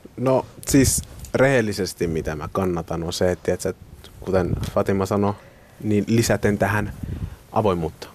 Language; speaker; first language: Finnish; early bilingual, other home language; Somali